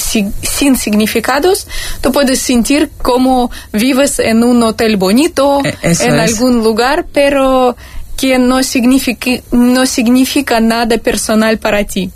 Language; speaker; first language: Spanish; non-native, fluent; Russian